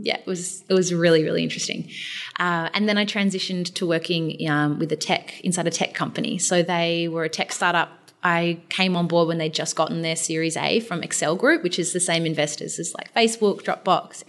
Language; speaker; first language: English; native; English